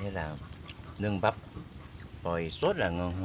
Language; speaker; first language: Vietnamese; non-native, learner; Korean